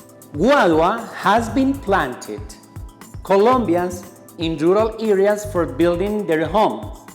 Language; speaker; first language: English; non-native, fluent; Spanish